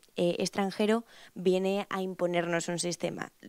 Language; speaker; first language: Spanish; native; Spanish